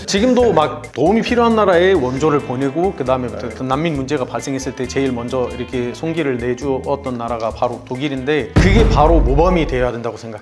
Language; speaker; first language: Korean; non-native, fluent; Arabic